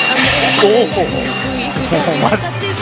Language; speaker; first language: Japanese; native; Japanese